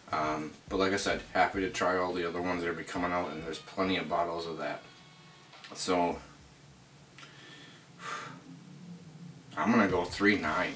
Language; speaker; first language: English; native; English